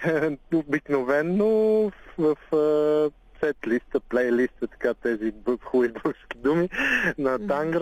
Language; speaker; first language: Bulgarian; native; Bulgarian